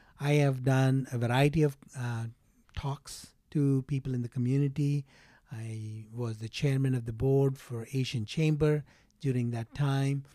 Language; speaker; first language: English; non-native, local second language; Telugu